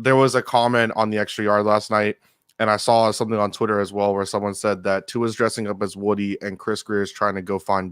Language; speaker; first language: English; native; English